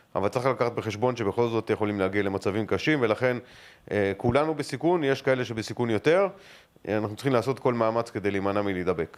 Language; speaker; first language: Hebrew; native; Hebrew